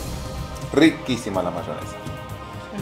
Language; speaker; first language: Spanish; native; Spanish